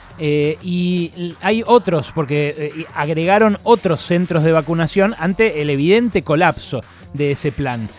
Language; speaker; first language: Spanish; native; Spanish